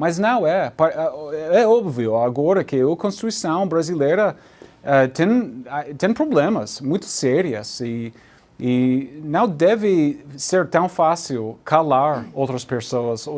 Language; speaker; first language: Portuguese; non-native, learner; English